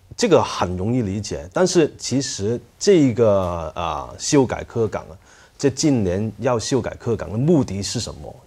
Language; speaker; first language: Chinese; non-native, fluent; Cantonese